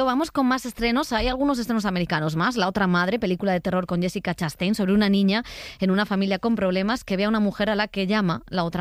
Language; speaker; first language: Spanish; native; Spanish